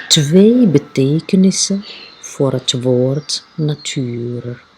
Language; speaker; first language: Dutch; non-native, fluent; Arabic